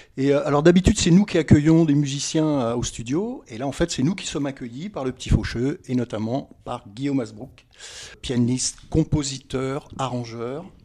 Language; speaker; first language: French; native; French